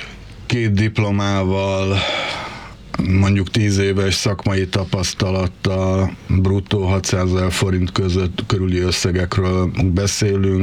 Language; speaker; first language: Hungarian; native; Hungarian